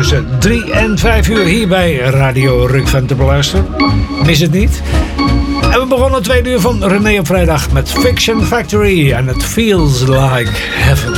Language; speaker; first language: Dutch; native; Dutch